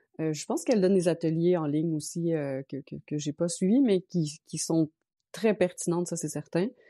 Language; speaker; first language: French; native; French